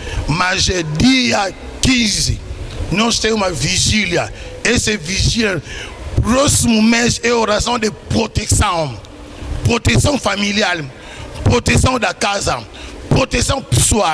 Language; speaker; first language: Portuguese; non-native, learner; Lingala